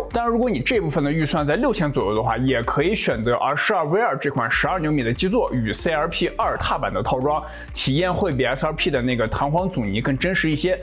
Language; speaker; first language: Chinese; native; Chinese